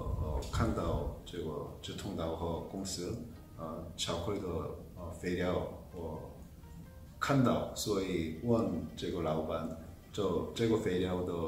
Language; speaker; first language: Chinese; non-native, fluent; Korean